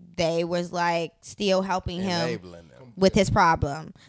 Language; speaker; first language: English; native; English